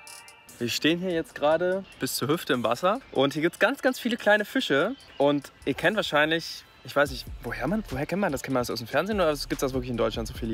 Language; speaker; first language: German; native; German